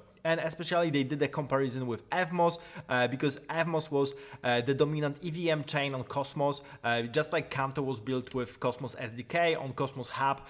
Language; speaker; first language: English; non-native, fluent; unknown